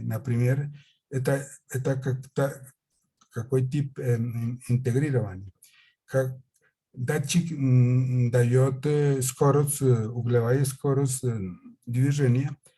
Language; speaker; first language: Russian; non-native, fluent; Spanish